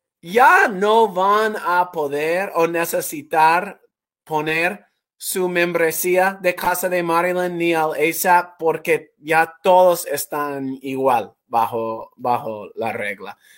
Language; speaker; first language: Spanish; non-native, fluent; English